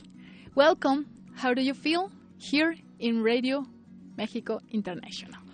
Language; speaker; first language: English; non-native, fluent; Spanish